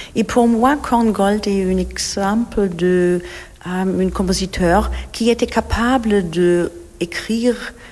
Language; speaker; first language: French; non-native, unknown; German